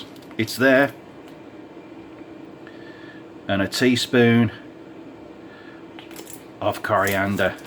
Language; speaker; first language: English; native; English